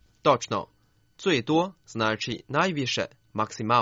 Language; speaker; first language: Croatian; non-native, fluent; Chinese